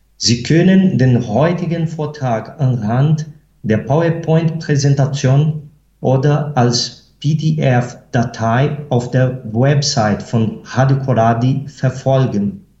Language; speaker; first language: German; non-native, fluent; Portuguese